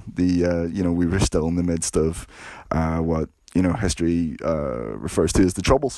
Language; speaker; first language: English; native; English